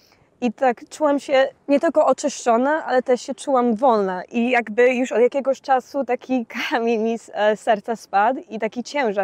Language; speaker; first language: Polish; early bilingual, heritage; Polish